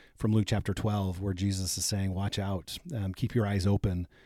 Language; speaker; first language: English; native; English